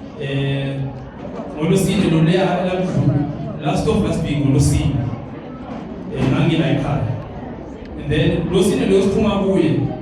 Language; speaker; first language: Zulu; native; Zulu